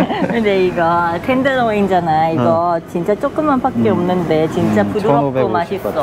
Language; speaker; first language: Korean; non-native, fluent; Thai